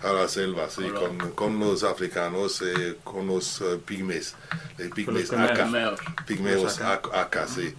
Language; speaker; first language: Spanish; non-native, learner; French